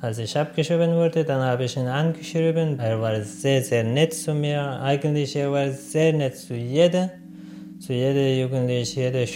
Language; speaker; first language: German; non-native, learner; Persian